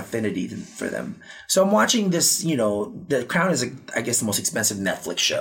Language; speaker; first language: English; non-native, local second language; Filipino